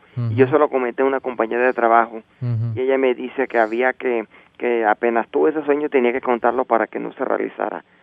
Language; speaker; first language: Spanish; native; Spanish